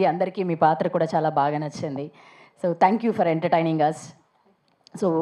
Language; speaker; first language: Telugu; native; Telugu